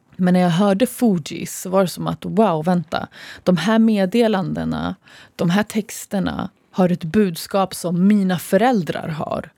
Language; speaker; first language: Swedish; early bilingual, other home language; Arabic